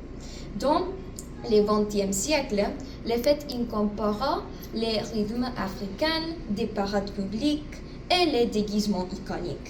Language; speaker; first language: French; non-native, learner; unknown